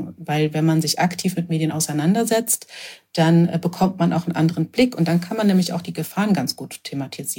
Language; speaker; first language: German; native; German